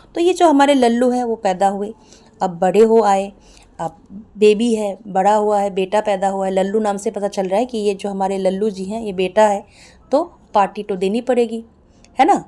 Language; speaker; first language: Hindi; non-native, local second language; Assamese